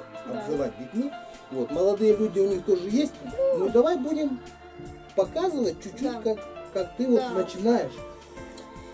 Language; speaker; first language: Russian; native; Russian